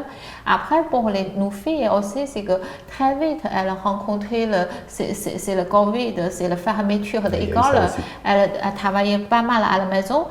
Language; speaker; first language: French; non-native, learner; Chinese